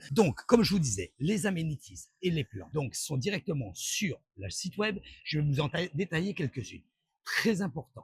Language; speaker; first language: French; native; French